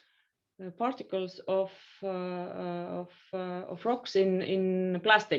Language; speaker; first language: English; non-native, fluent; Estonian